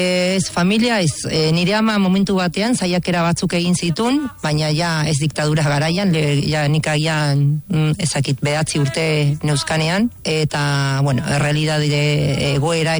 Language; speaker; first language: Basque; non-native, fluent; Spanish